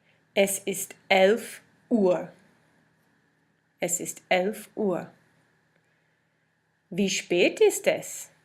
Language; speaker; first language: German; non-native, fluent; English